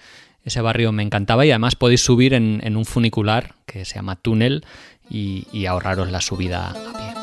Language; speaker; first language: Spanish; native; Spanish